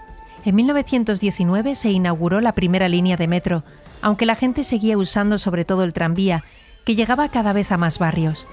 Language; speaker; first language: Spanish; native; Spanish